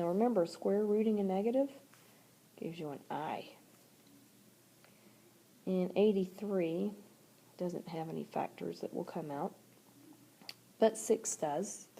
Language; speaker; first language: English; native; English